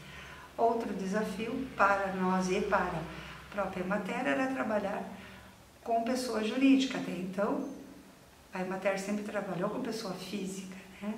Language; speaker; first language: Portuguese; native; Portuguese